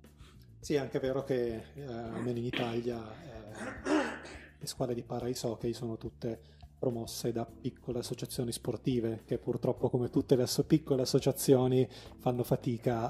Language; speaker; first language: Italian; native; Italian